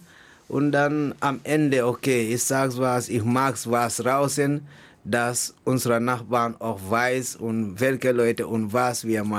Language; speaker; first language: German; non-native, learner; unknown